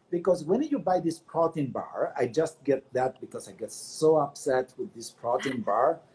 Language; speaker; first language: English; non-native, fluent; Italian